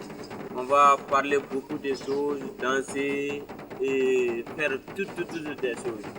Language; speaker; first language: French; non-native, learner; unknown